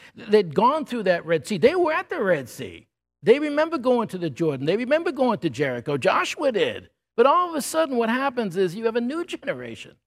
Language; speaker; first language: English; native; English